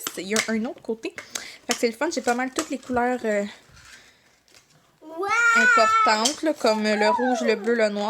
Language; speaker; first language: French; native; French